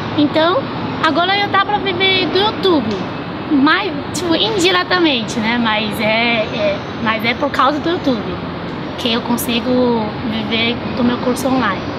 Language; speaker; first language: Portuguese; non-native, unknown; Chinese